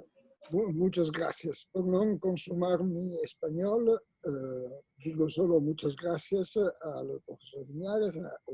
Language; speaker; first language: Spanish; non-native, fluent; Italian